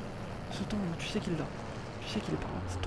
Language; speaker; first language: French; native; French